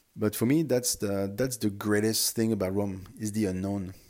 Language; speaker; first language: English; non-native, fluent; French